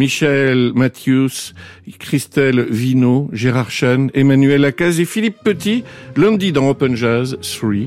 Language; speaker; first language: French; native; French